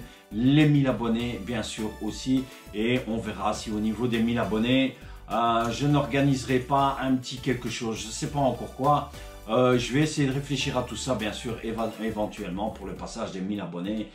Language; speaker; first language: French; native; French